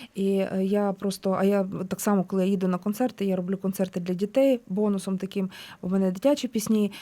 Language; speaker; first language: Ukrainian; native; Ukrainian